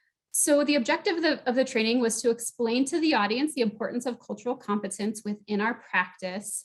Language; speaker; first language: English; native; English